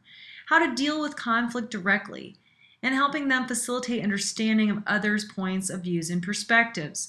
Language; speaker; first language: English; native; English